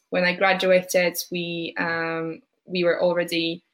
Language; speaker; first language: English; non-native, fluent; Polish